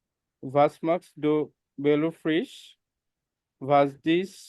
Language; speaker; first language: German; non-native, learner; Bangla